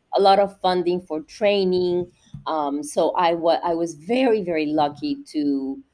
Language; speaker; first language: English; non-native, fluent; Spanish